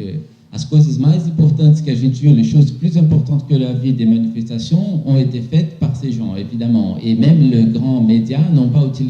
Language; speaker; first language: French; non-native, fluent; Portuguese